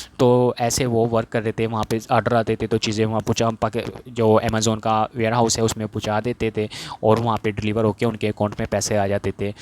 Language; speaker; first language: Urdu; non-native, local second language; Punjabi